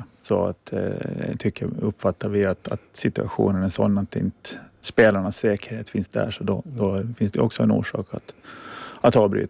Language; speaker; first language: Swedish; native; Swedish